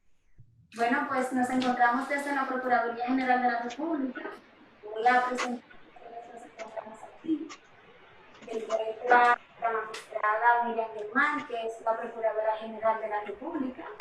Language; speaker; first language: Spanish; native; Spanish